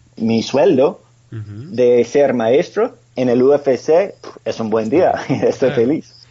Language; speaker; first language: Spanish; non-native, fluent; English